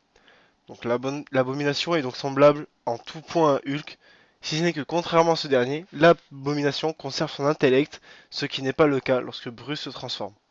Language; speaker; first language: French; native; French